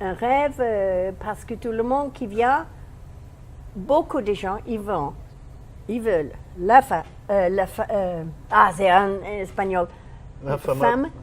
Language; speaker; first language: French; non-native, learner; English